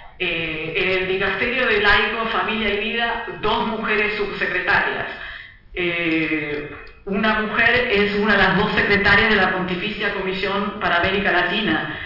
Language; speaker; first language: Spanish; early bilingual, other home language; Italian